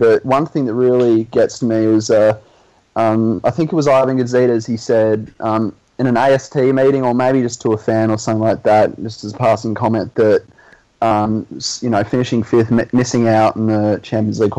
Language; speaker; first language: English; native; English